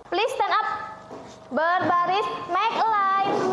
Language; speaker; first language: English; non-native, learner; Indonesian